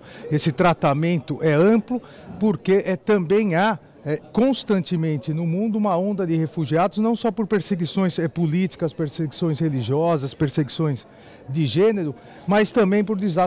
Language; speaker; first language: Portuguese; native; Portuguese